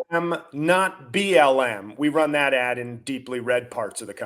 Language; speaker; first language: English; native; English